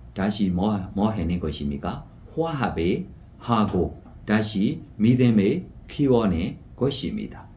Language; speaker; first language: Korean; non-native, fluent; Burmese